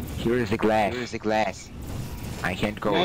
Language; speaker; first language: English; non-native, learner; German